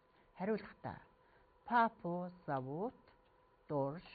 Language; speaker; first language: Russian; non-native, fluent; Mongolian